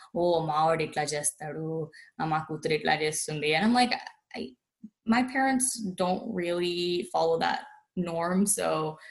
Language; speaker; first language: English; native; English